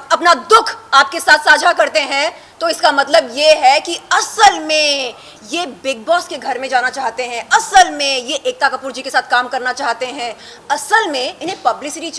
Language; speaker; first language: Hindi; native; Hindi